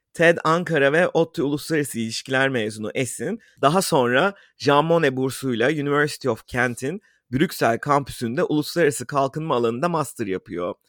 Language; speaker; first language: Turkish; native; Turkish